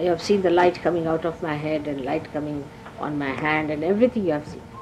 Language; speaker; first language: English; non-native, local second language; Marathi